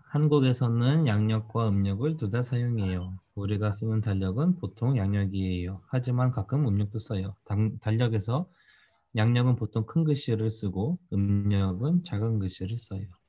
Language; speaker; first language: Korean; non-native, fluent; Russian